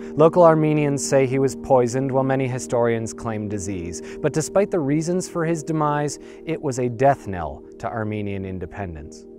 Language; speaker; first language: English; native; English